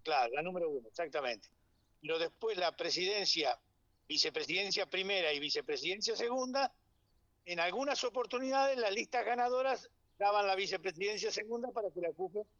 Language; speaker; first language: Spanish; native; Spanish